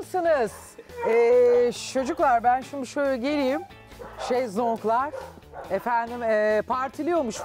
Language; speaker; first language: Turkish; native; Turkish